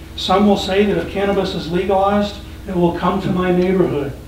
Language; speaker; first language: English; native; English